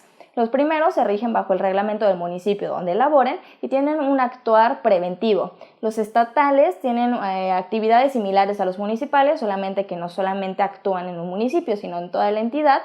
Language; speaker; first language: Spanish; native; Spanish